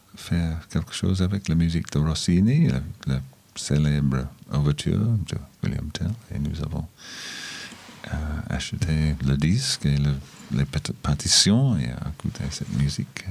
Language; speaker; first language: French; non-native, learner; English